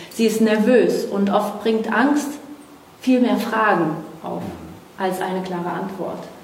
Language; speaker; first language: German; non-native, fluent; Portuguese